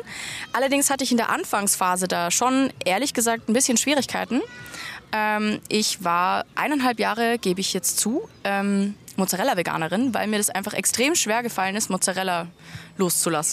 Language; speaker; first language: German; native; German